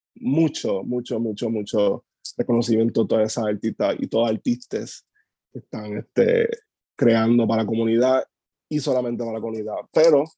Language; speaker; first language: Spanish; native; Spanish